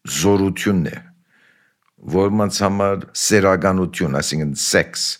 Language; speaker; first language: Armenian; early bilingual, heritage; Armenian